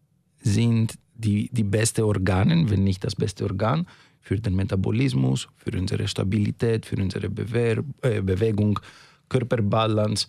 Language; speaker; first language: German; non-native, fluent; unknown